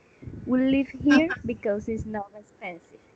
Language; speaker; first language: English; non-native, learner; Spanish